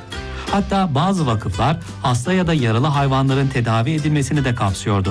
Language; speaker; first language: Turkish; native; Turkish